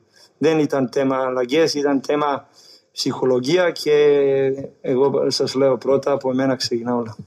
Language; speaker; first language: Greek; non-native, learner; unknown